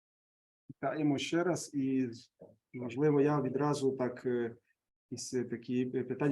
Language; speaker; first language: Ukrainian; native; Ukrainian